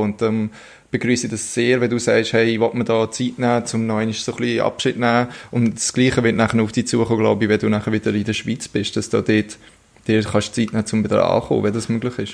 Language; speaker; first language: German; native; German